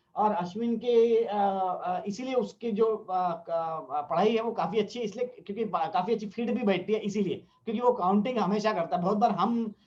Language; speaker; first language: Hindi; non-native, local second language; Marathi